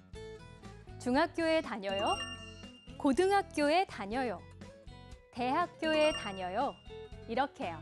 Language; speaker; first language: Korean; native; Korean